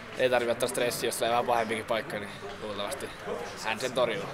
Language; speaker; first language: Finnish; native; Finnish